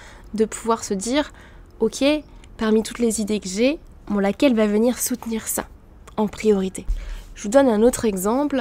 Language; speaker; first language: French; native; French